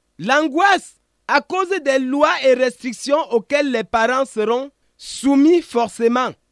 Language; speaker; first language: French; non-native, local second language; Ghomala